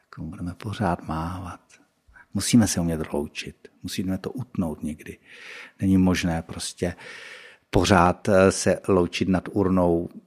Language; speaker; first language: Czech; native; Czech